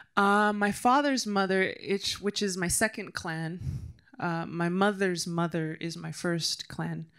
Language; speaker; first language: English; native; English